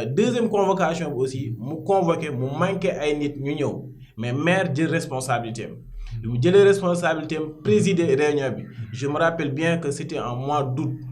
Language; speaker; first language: Wolof; native; Wolof